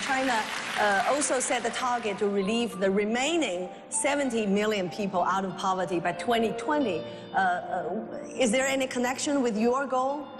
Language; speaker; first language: English; non-native, fluent; Chinese